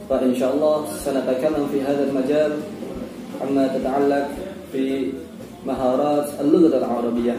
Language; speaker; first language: Arabic; non-native, fluent; Indonesian